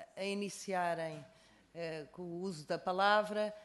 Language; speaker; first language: Portuguese; native; Portuguese